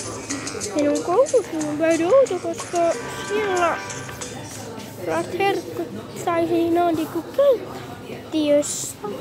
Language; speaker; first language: Finnish; early bilingual, heritage; Finnish